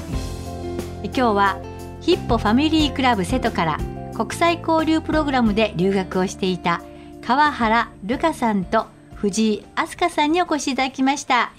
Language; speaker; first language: Japanese; native; Japanese